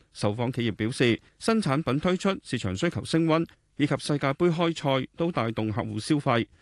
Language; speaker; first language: Cantonese; native; Cantonese